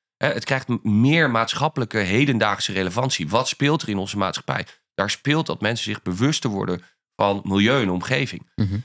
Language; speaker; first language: Dutch; native; Dutch